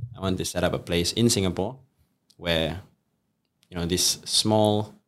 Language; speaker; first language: English; native; English